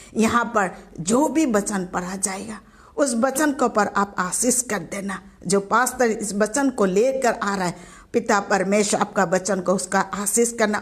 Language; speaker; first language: Hindi; non-native, local second language; Assamese